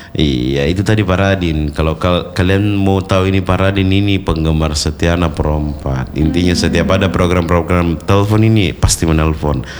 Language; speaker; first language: Indonesian; native; Indonesian